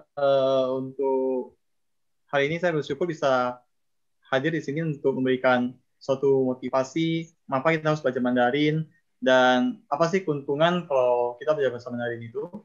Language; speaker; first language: Indonesian; non-native, local second language; Chinese